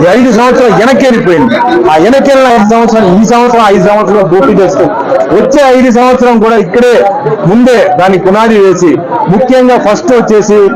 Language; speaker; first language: Telugu; non-native, fluent; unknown